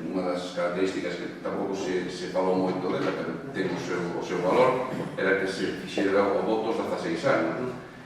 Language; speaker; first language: Galician; non-native, local second language; Spanish